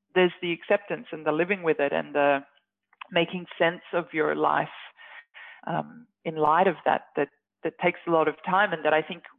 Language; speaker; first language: English; native; English